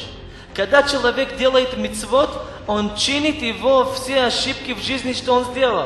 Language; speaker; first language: Russian; non-native, fluent; Hebrew